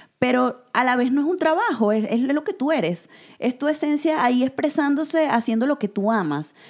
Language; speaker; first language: Spanish; native; Spanish